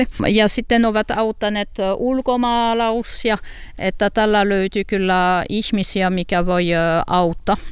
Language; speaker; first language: Finnish; non-native, learner; French